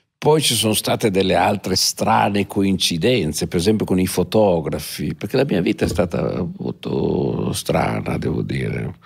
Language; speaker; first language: Italian; native; Italian